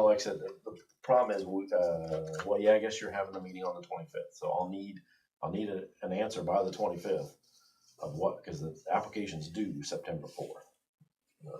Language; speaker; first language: English; native; English